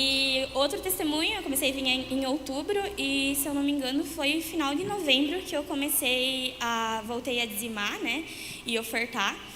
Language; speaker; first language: Portuguese; native; Portuguese